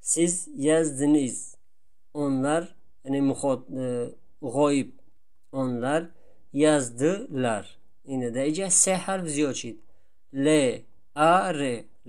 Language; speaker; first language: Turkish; non-native, fluent; Tajik